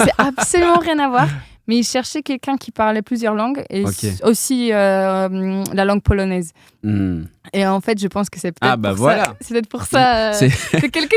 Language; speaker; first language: French; non-native, fluent; Polish